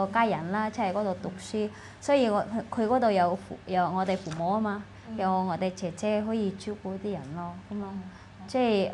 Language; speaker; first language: Cantonese; non-native, fluent; Indonesian